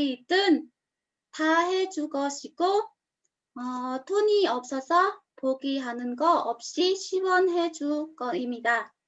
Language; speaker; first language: Korean; non-native, learner; Khmer